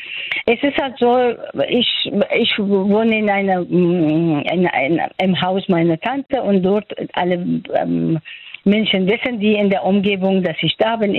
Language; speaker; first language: German; non-native, fluent; Persian